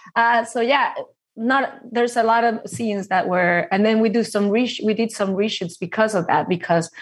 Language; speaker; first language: English; non-native, fluent; Spanish